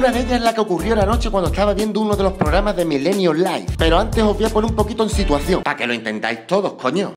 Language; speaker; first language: Spanish; native; Spanish